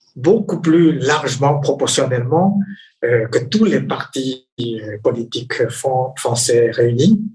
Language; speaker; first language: French; non-native, fluent; Chinese